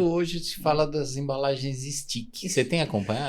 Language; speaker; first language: Portuguese; native; Portuguese